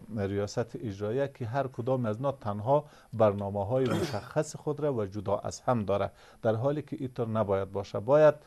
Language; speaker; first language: Persian; native; Persian